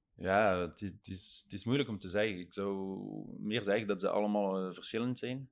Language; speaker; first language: Dutch; non-native, fluent; Luxembourgish